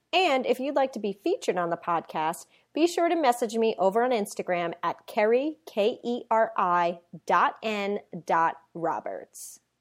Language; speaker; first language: English; native; English